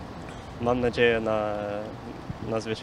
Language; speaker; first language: Polish; non-native, learner; Ukrainian